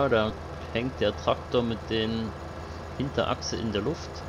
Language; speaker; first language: German; native; German